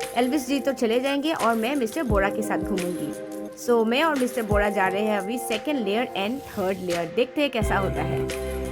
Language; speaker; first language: Hindi; non-native, local second language; Assamese